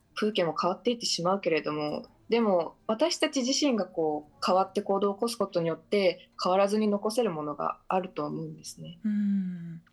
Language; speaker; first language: Japanese; native; Japanese